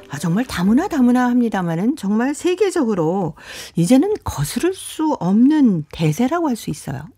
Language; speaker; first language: Korean; native; Korean